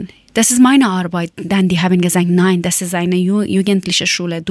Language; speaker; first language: German; non-native, learner; Persian